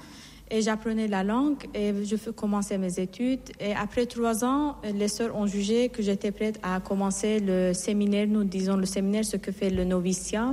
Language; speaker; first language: French; non-native, fluent; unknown